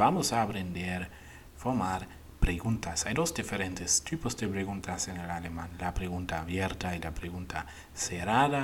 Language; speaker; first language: Spanish; non-native, fluent; German